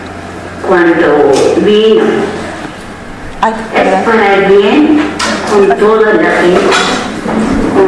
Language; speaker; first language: Spanish; non-native, local second language; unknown